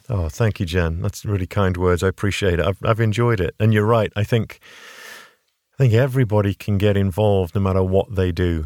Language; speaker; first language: English; native; English